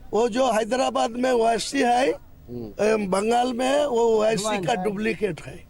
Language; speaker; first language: Hindi; non-native, local second language; Bangla